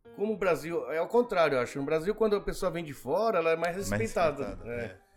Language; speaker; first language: Portuguese; early bilingual, other home language; Spanish